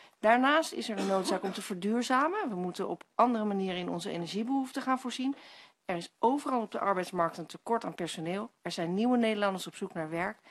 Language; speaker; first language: Dutch; native; Dutch